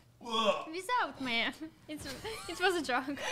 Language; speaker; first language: English; non-native, learner; Russian